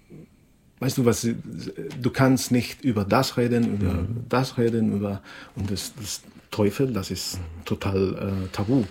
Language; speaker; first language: German; non-native, learner; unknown